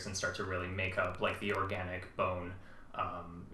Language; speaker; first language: English; native; English